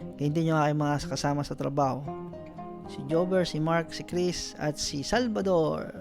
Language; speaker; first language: Filipino; native; Filipino